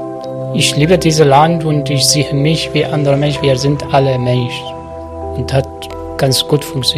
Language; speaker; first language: German; non-native, learner; Arabic